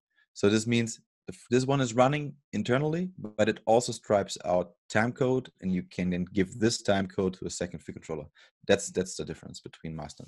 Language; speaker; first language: English; non-native, fluent; German